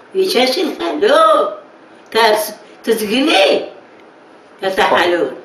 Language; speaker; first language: Hebrew; non-native, fluent; Yiddish